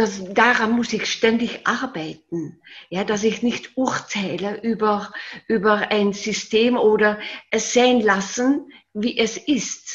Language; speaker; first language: German; non-native, fluent; Dutch